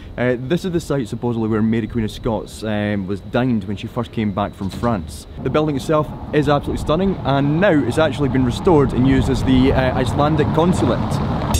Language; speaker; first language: English; native; English